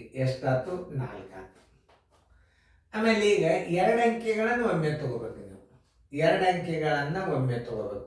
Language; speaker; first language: Kannada; native; Kannada